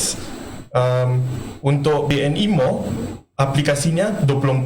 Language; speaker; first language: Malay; non-native, local second language; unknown